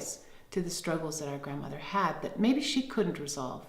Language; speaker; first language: English; native; English